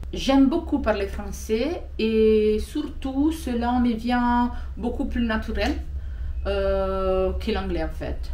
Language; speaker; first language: French; non-native, fluent; Italian